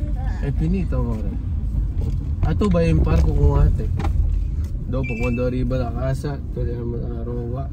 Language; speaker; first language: Italian; non-native, learner; Filipino